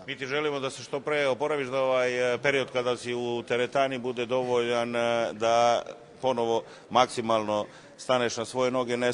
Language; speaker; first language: Serbian; native; Serbian